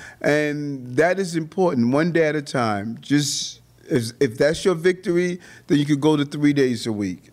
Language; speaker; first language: English; native; English